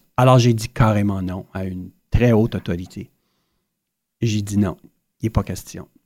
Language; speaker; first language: French; native; French